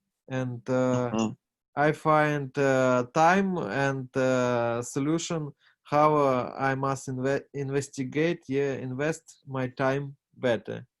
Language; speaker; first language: English; non-native, learner; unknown